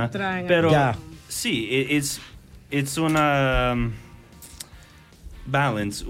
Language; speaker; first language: Spanish; non-native, learner; English